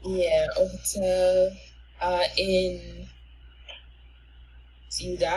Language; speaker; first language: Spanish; non-native, learner; English